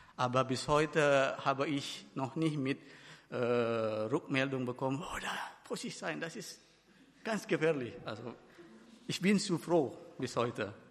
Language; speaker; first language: German; non-native, fluent; Batak Toba